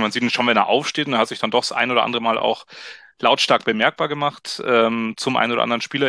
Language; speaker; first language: German; native; German